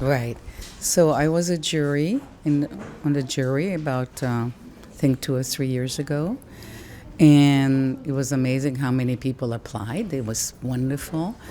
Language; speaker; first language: English; non-native, fluent; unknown